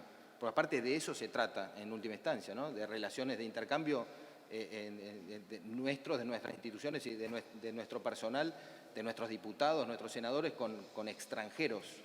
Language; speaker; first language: Spanish; native; Spanish